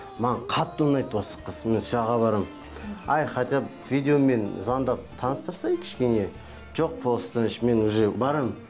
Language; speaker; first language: Kazakh; non-native, local second language; Kurdish